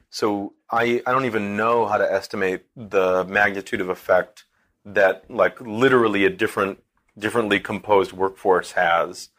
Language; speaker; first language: English; native; English